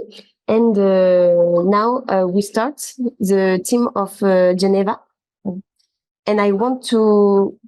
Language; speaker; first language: English; non-native, learner; French